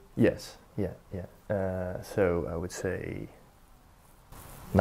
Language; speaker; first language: English; non-native, fluent; Dutch